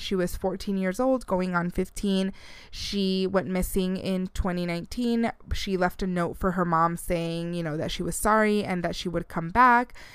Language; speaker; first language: English; early bilingual, other home language; Spanish